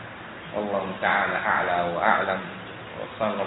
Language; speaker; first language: Arabic; non-native, fluent; Indonesian